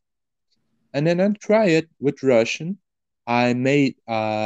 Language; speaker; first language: English; non-native, fluent; Portuguese